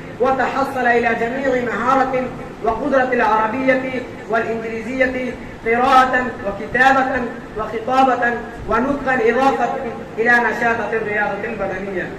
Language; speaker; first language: Arabic; non-native, learner; Urdu